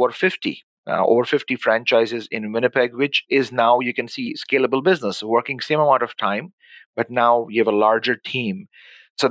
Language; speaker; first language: English; non-native, local second language; Urdu